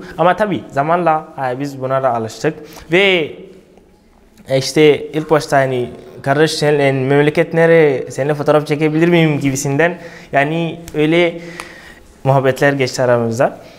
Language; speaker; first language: Turkish; non-native, fluent; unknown